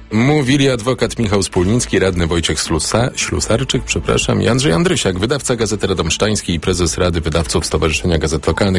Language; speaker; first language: Polish; native; Polish